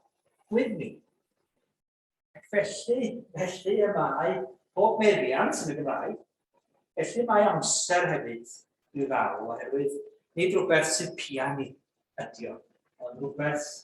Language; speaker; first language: Welsh; native; Welsh